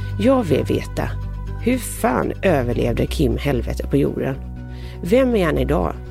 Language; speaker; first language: Swedish; native; Swedish